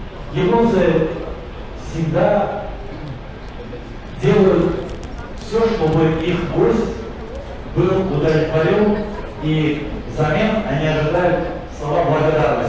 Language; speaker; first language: Russian; native; Russian